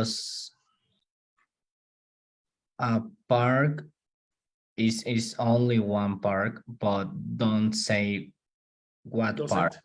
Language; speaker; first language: English; non-native, learner; Spanish